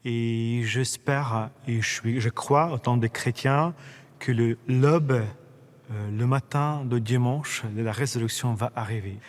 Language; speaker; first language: French; non-native, fluent; Ukrainian